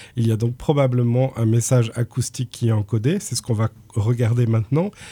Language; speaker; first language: French; native; French